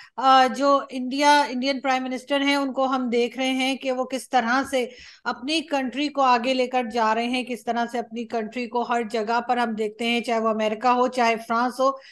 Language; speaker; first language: Urdu; native; Urdu